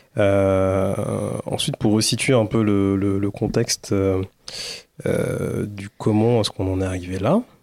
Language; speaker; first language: French; early bilingual, other home language; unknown